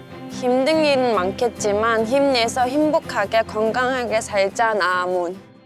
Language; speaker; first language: Korean; non-native, fluent; Mongolian